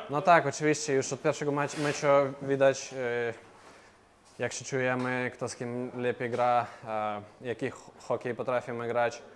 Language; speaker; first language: Polish; non-native, fluent; Russian